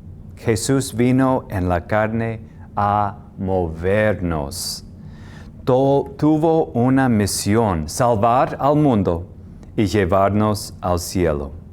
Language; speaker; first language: Spanish; non-native, fluent; English